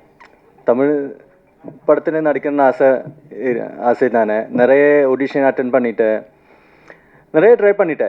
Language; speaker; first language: Tamil; non-native, learner; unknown